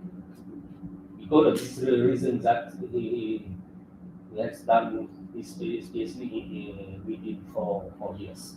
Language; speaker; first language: English; non-native, fluent; French